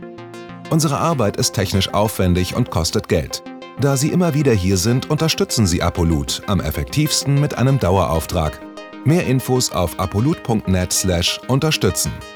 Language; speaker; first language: German; native; German